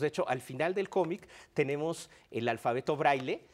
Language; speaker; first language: Spanish; native; Spanish